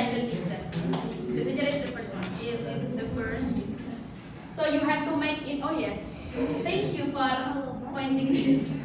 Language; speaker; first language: English; non-native, fluent; Indonesian